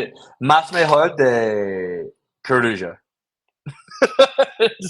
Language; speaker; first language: Spanish; non-native, learner; English